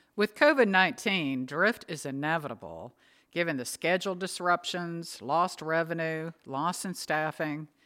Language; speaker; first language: English; native; English